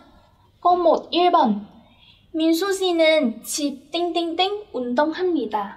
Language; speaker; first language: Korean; non-native, fluent; Vietnamese